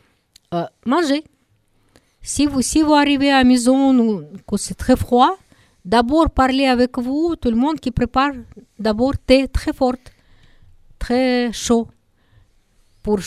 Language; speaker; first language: French; non-native, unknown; Russian